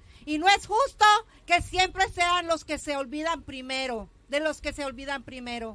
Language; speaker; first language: Spanish; early bilingual, heritage; Spanish